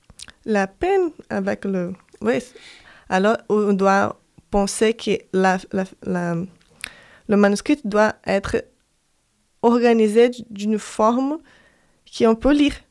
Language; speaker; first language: French; non-native, fluent; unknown